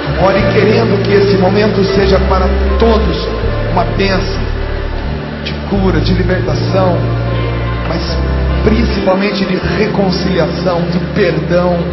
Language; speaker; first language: Portuguese; native; Portuguese